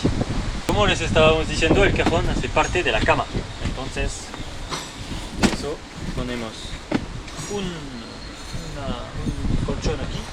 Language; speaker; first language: Spanish; non-native, learner; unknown